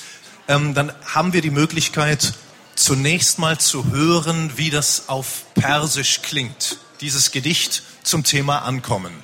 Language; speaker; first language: German; native; German